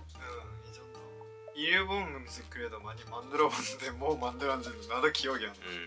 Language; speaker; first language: Korean; non-native, fluent; Japanese